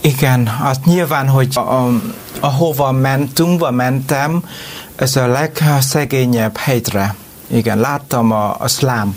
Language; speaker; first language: Hungarian; non-native, learner; Vietnamese